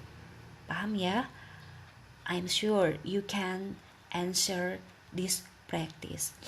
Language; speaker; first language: English; non-native, learner; Indonesian